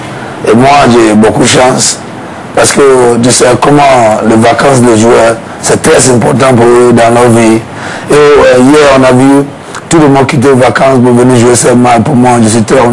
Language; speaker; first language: French; non-native, learner; English